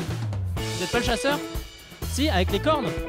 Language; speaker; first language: French; native; French